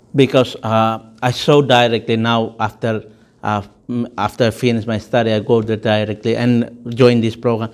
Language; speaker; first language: English; non-native, fluent; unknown